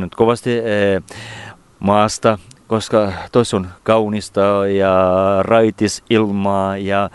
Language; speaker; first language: Finnish; non-native, fluent; Russian